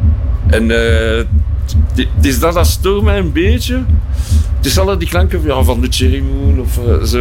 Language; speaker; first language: Dutch; non-native, local second language; French